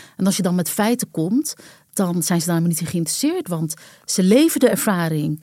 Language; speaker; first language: Dutch; early bilingual, other home language; Arabic